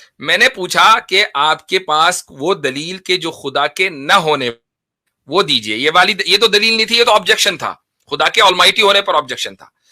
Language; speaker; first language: Hindi; native; Hindi